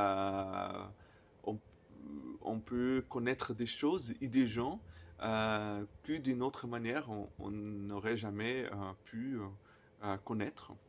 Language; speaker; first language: French; non-native, fluent; Portuguese